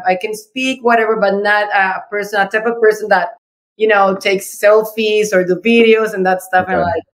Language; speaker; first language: English; non-native, fluent; Spanish